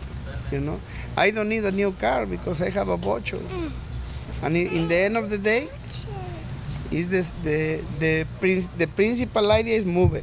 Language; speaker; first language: English; non-native, learner; Spanish